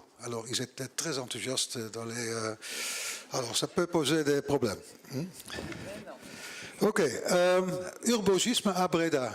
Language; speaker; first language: French; non-native, learner; Dutch